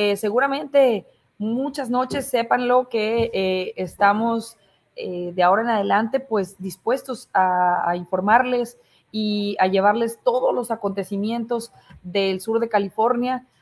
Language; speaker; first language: Spanish; native; Spanish